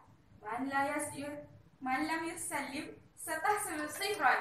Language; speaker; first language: Arabic; non-native, learner; Malay